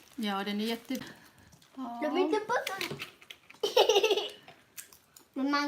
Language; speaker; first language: Swedish; non-native, learner; Thai